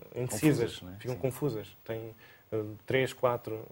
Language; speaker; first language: Portuguese; native; Portuguese